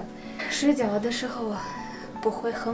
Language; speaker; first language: Chinese; non-native, fluent; Russian